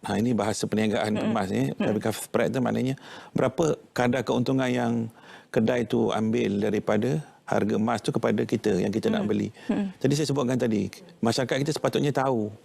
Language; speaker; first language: Malay; native; Malay